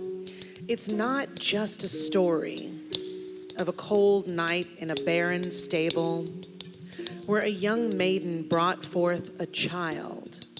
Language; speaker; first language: English; native; English